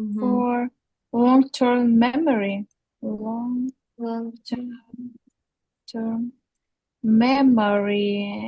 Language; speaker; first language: English; non-native, learner; Russian